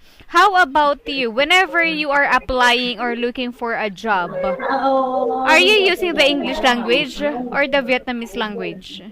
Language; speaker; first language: English; non-native, fluent; Filipino